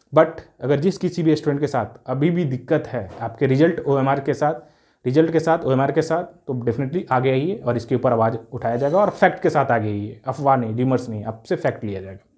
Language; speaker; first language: Hindi; native; Hindi